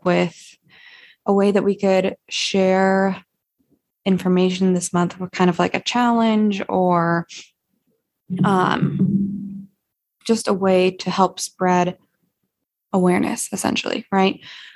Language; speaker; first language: English; native; English